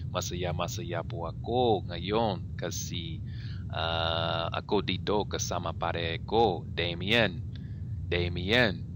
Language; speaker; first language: Filipino; non-native, learner; English